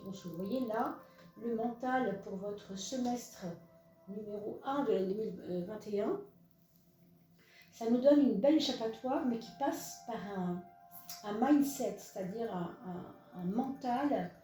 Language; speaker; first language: French; native; French